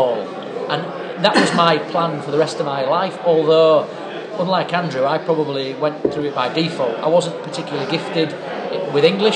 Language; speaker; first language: English; native; English